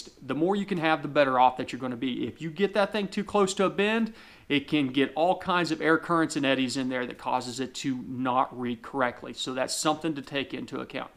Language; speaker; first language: English; native; English